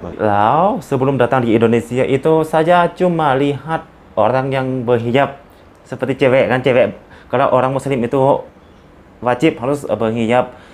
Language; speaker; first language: Indonesian; non-native, learner; Lao